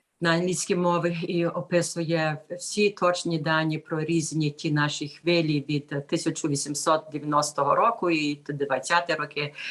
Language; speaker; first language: Ukrainian; early bilingual, heritage; Ukrainian